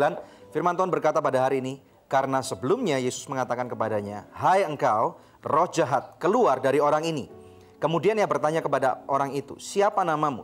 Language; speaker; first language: Indonesian; native; Indonesian